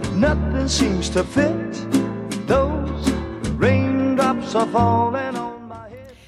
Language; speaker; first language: Spanish; native; Spanish